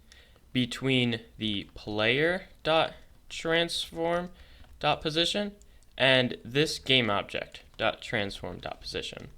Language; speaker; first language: English; native; English